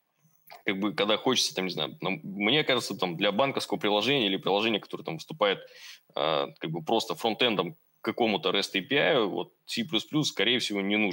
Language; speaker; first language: Russian; native; Russian